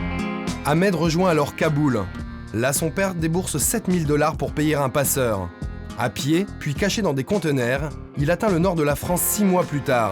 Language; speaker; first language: French; native; French